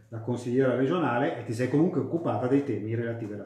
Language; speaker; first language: Italian; native; Italian